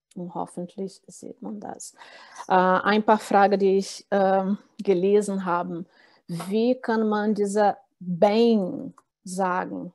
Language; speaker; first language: German; non-native, fluent; Portuguese